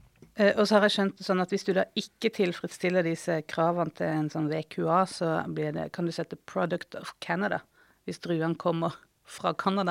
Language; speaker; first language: Norwegian; native; Norwegian